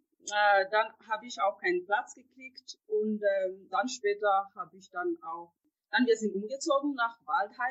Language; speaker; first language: German; non-native, fluent; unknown